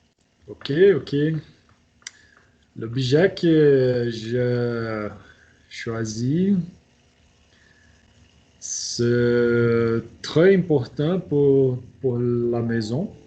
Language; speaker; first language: French; non-native, learner; Portuguese